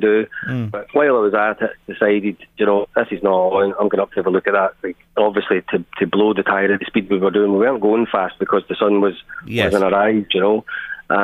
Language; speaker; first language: English; native; English